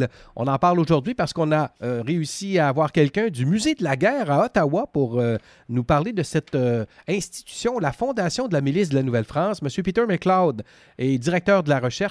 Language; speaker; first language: French; native; French